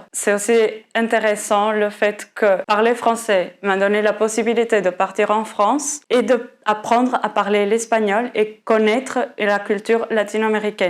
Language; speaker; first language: French; non-native, fluent; Portuguese